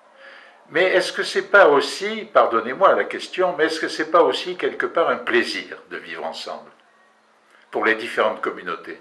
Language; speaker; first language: French; native; French